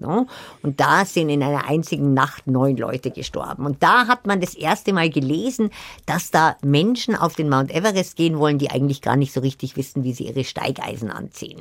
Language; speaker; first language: German; native; German